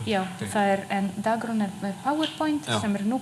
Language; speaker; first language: Icelandic; non-native, fluent; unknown